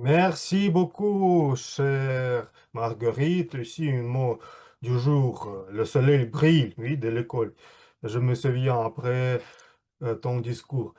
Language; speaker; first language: French; non-native, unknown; Russian